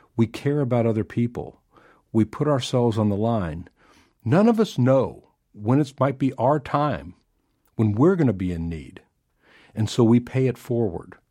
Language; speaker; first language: English; native; English